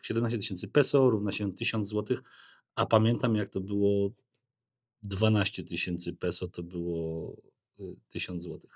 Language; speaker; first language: Polish; native; Polish